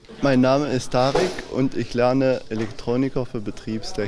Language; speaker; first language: German; non-native, fluent; Arabic